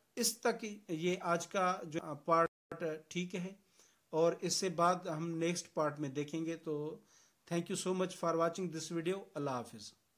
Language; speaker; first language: Urdu; non-native, local second language; Sindhi